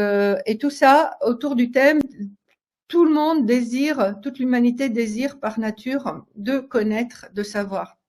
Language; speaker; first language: French; native; French